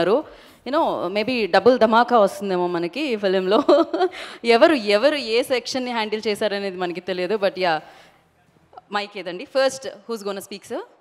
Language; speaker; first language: Telugu; native; Telugu